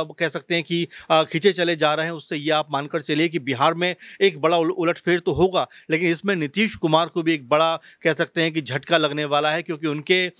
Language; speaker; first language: Hindi; native; Hindi